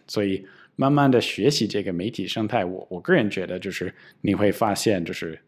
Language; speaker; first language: Chinese; non-native, fluent; English